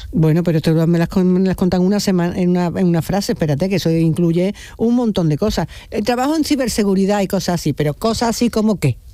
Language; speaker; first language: Spanish; native; Spanish